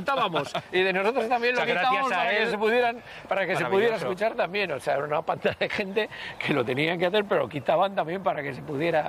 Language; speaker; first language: Spanish; native; Spanish